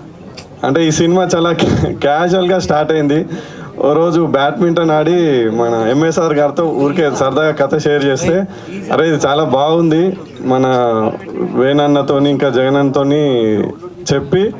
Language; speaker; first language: Telugu; native; Telugu